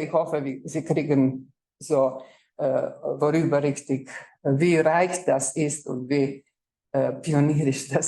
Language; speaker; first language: German; non-native, fluent; Croatian